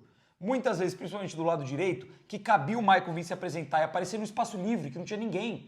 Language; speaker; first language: Portuguese; native; Portuguese